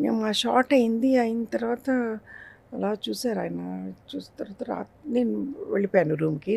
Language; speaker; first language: Telugu; non-native, local second language; Urdu